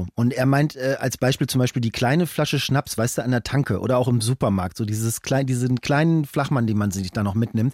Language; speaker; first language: German; native; German